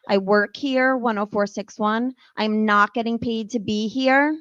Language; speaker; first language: English; native; English